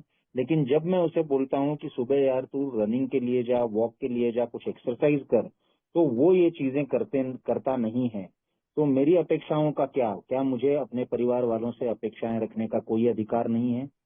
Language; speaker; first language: Hindi; native; Hindi